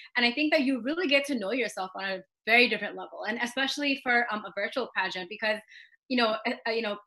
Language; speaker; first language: English; native; English